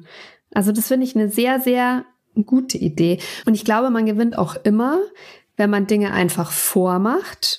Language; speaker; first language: German; native; German